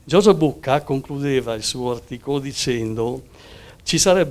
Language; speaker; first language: Italian; native; Italian